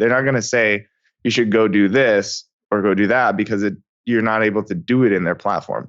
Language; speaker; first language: English; native; English